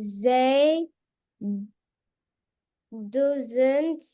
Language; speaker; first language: English; non-native, learner; French